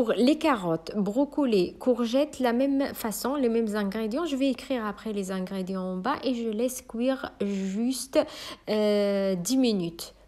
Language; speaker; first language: French; non-native, local second language; Arabic